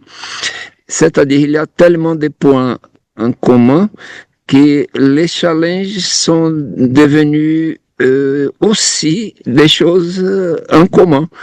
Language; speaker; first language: French; non-native, fluent; Portuguese